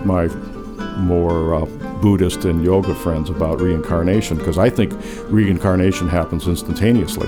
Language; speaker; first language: English; native; English